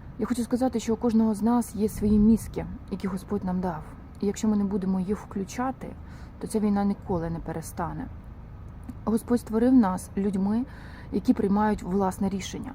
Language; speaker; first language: Ukrainian; non-native, local second language; Russian